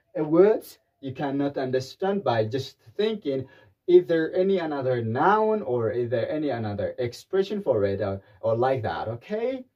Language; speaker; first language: English; non-native, local second language; Amharic